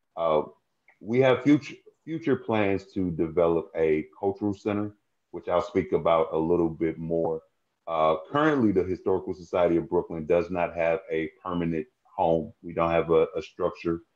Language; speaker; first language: English; native; English